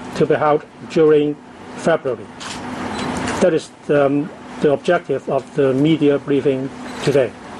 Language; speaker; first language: English; non-native, local second language; Cantonese